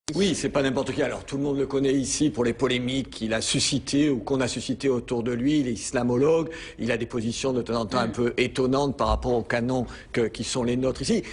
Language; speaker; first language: French; native; French